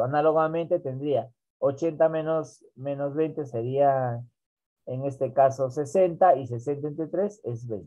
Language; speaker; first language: Spanish; native; Spanish